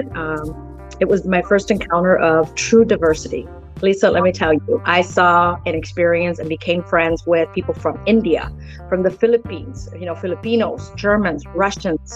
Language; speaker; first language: English; early bilingual, other home language; Spanish